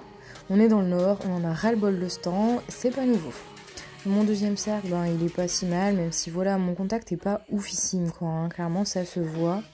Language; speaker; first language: French; native; French